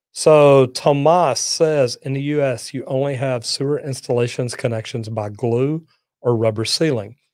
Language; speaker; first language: English; native; English